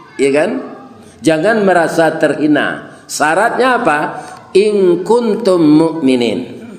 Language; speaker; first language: Malay; non-native, local second language; Minangkabau